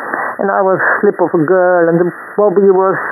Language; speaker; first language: English; non-native, fluent; German